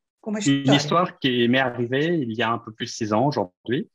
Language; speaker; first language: French; native; French